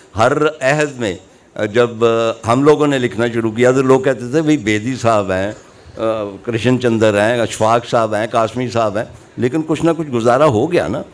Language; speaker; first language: Urdu; non-native, local second language; Punjabi